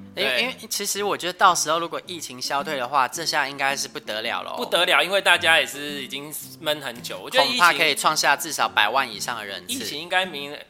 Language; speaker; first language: Chinese; native; Chinese